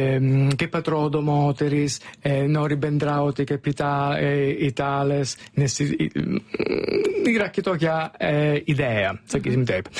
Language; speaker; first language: Lithuanian; non-native, learner; Italian